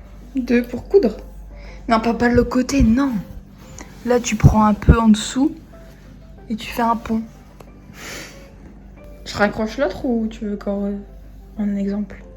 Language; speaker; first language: French; native; French